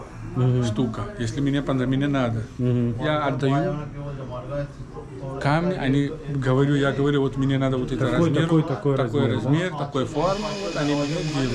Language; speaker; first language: Russian; non-native, learner; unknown